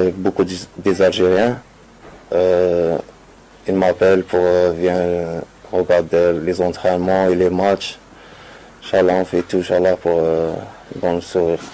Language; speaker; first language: French; non-native, learner; Arabic